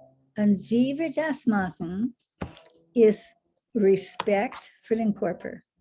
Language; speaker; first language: German; non-native, learner; English